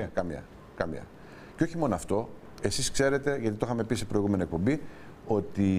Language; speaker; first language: Greek; native; Greek